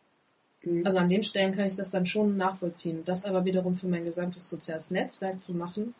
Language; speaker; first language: German; native; German